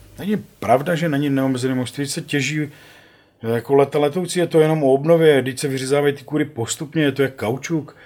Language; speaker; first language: Czech; native; Czech